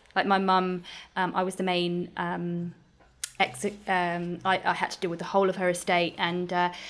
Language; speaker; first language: English; native; English